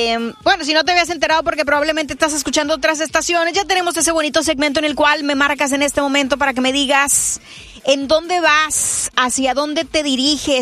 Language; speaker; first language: Spanish; native; Spanish